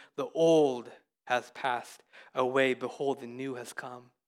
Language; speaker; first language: English; early bilingual, other home language; Hindi